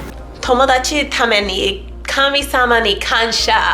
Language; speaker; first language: Japanese; non-native, learner; English